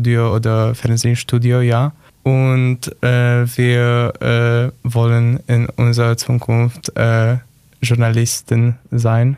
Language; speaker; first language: German; non-native, learner; Polish